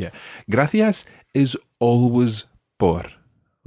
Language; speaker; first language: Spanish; non-native, fluent; English